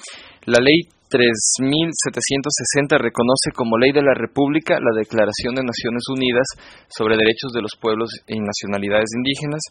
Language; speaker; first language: Spanish; native; Spanish